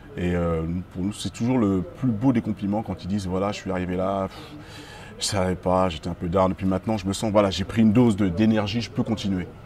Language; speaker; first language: French; native; French